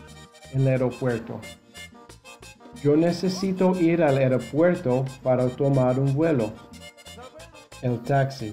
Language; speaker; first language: Spanish; non-native, fluent; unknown